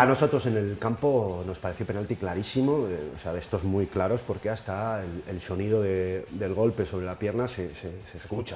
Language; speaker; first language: Spanish; native; Spanish